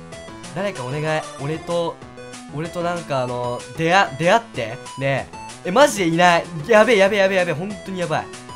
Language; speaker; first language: Japanese; native; Japanese